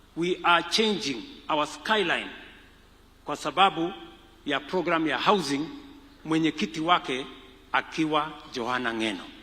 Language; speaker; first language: Swahili; non-native, local second language; Kalenjin